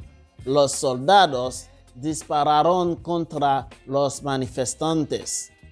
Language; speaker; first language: Spanish; non-native, local second language; Haitian Creole